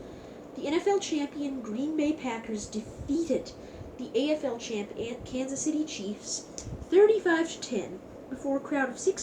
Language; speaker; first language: English; native; English